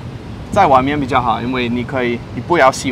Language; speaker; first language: Chinese; non-native, fluent; English